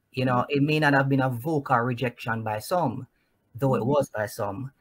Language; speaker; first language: English; non-native, local second language; Jamaican Creole English